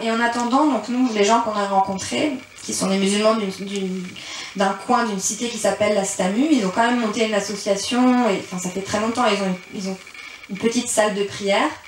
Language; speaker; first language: French; early bilingual, other home language; Persian